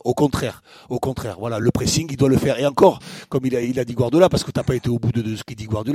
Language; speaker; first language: French; native; French